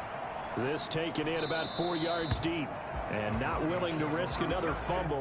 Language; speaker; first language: English; native; English